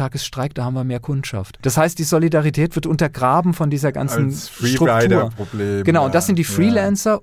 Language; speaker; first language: German; native; German